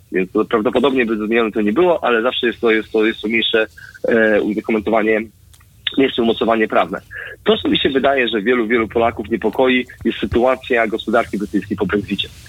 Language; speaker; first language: Polish; native; Polish